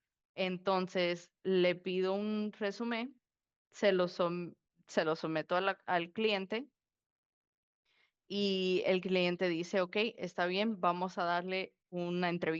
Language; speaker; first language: Spanish; early bilingual, heritage; Spanish